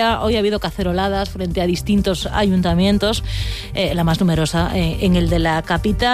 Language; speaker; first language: Spanish; native; Spanish